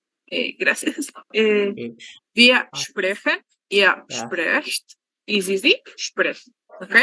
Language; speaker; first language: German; non-native, learner; Spanish